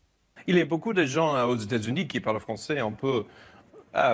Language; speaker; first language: French; non-native, fluent; English